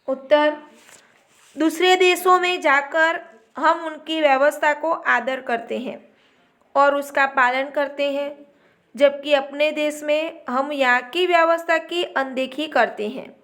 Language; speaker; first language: Hindi; non-native, local second language; Gujarati